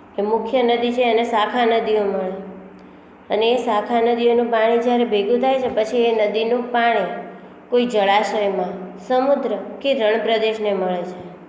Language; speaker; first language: Gujarati; native; Gujarati